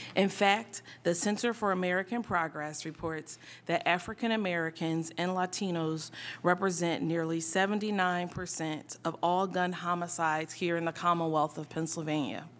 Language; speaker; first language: English; native; English